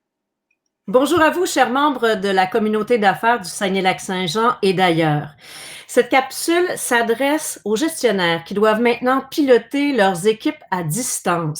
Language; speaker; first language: French; native; French